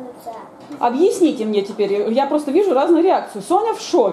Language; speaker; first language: Russian; native; Russian